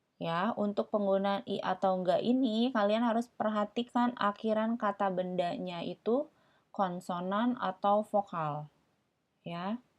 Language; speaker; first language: Indonesian; native; Indonesian